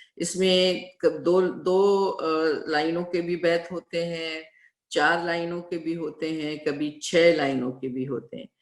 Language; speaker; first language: Urdu; non-native, local second language; Sindhi